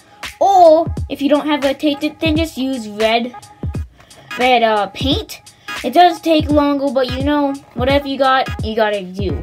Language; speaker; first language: English; native; English